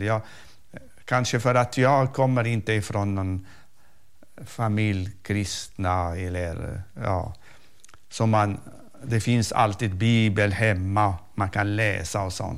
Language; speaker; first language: Swedish; non-native, fluent; Arabic